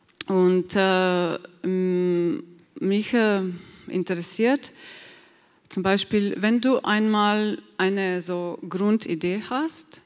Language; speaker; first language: German; non-native, fluent; Slovenian